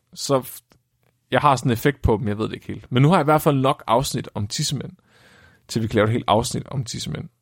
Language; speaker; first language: Danish; native; Danish